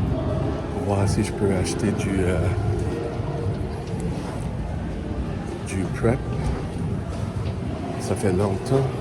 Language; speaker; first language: French; native; French